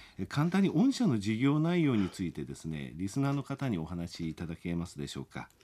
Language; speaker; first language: Japanese; native; Japanese